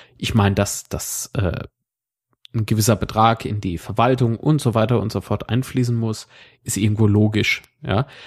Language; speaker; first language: German; native; German